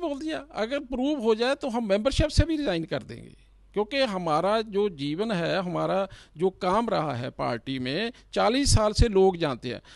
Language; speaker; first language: Hindi; non-native, local second language; Punjabi